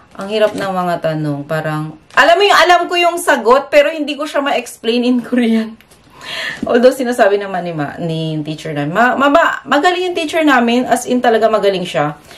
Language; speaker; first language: Filipino; native; Filipino